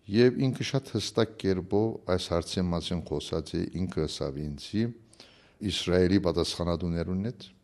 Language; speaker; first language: Armenian; early bilingual, heritage; Armenian